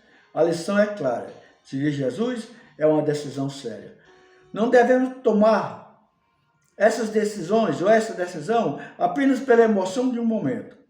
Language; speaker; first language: Portuguese; native; Portuguese